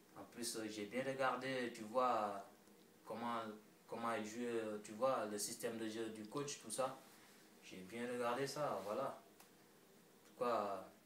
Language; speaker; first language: French; non-native, local second language; Wolof